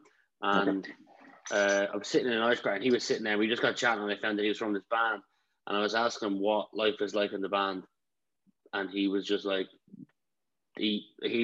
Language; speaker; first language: English; native; English